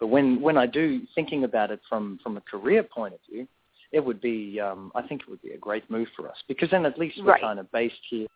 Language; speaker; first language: English; native; English